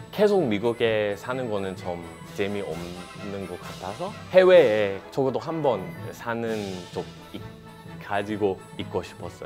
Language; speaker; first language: Korean; non-native, fluent; English